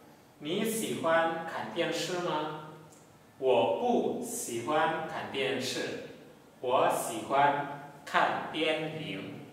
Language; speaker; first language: Chinese; non-native, fluent; Indonesian